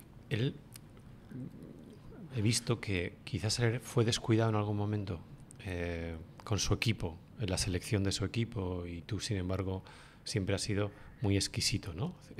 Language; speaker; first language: Spanish; native; Spanish